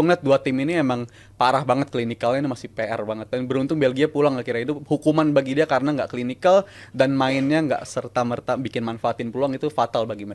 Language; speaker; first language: Indonesian; native; Indonesian